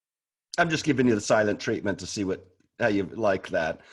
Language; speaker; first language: English; native; English